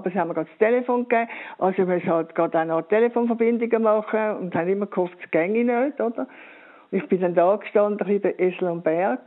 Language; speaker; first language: German; native; German